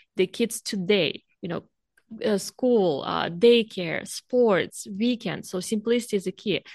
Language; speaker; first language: English; non-native, fluent; Russian